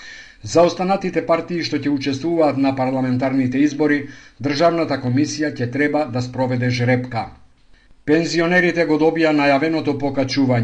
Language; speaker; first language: Macedonian; native; Macedonian